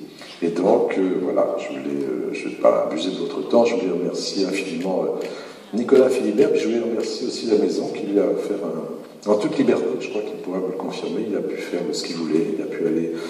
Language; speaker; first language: French; native; French